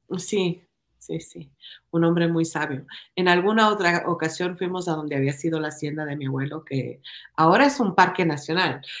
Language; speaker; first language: Spanish; native; Spanish